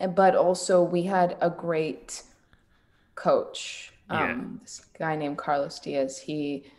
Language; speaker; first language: English; native; English